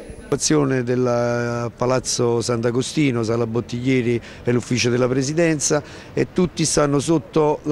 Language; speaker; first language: Italian; native; Italian